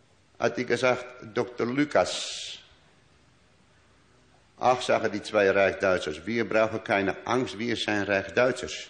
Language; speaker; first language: German; non-native, learner; Dutch